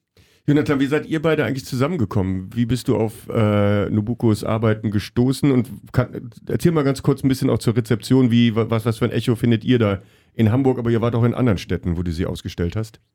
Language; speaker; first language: German; native; German